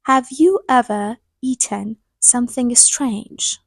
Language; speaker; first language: English; non-native, fluent; Persian